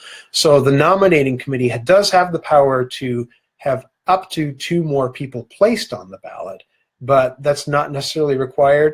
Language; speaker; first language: English; native; English